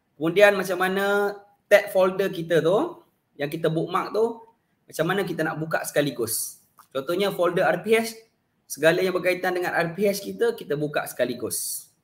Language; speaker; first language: Malay; native; Malay